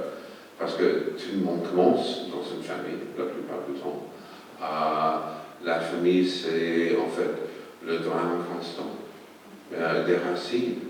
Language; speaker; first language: French; non-native, fluent; English